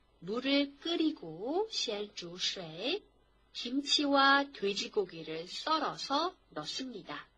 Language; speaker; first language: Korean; non-native, fluent; Chinese